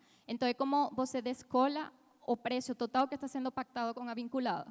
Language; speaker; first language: Portuguese; non-native, fluent; Spanish